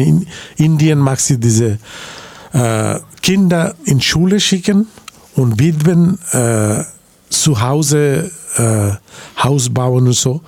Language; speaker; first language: German; non-native, learner; Bangla